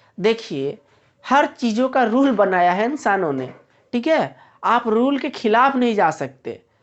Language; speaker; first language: Hindi; native; Hindi